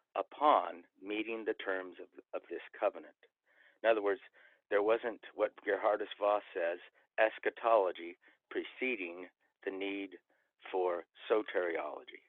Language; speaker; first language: English; native; English